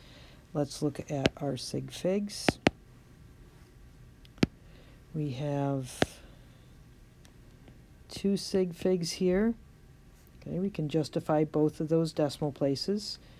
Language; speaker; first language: English; native; English